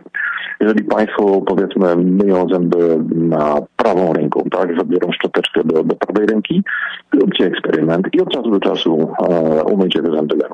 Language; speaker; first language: Polish; native; Polish